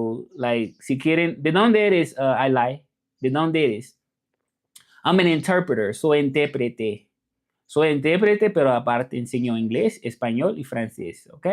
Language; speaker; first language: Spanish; non-native, fluent; English